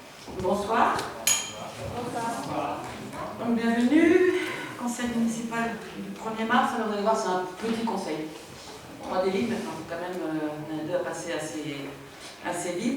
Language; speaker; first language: French; native; French